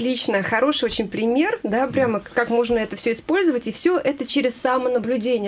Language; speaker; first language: Russian; native; Russian